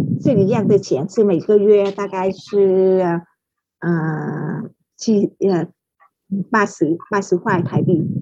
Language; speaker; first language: Chinese; non-native, fluent; Vietnamese